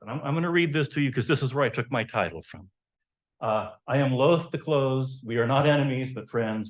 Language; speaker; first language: English; native; English